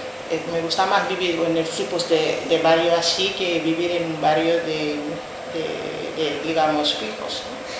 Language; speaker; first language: Spanish; non-native, fluent; Wolof